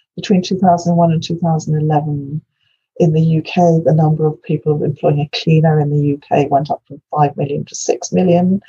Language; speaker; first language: English; non-native, local second language; Welsh